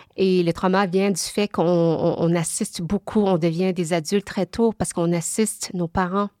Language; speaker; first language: French; early bilingual, other home language; Vietnamese